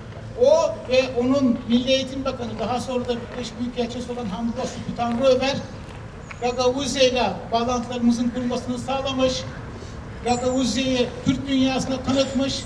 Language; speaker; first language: Turkish; native; Turkish